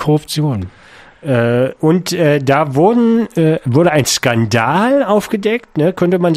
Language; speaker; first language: German; native; German